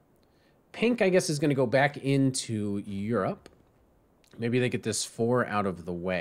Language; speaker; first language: English; native; English